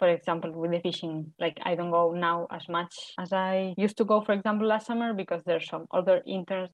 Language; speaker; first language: English; non-native, fluent; Spanish